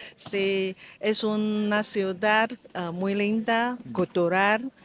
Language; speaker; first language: Spanish; non-native, local second language; Chinese